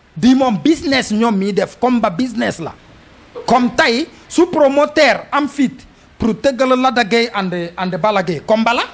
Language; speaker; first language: Wolof; non-native, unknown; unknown